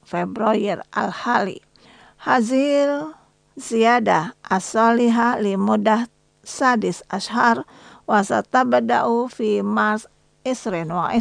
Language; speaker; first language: Arabic; non-native, fluent; Indonesian